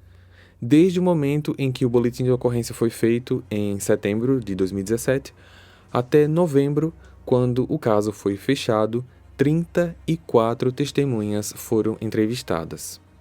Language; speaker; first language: Portuguese; native; Portuguese